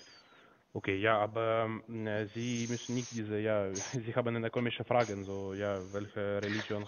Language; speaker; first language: German; non-native, learner; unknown